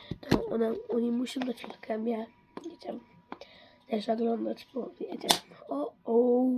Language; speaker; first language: Polish; early bilingual, heritage; Dutch